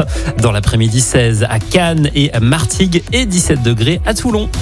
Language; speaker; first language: French; native; French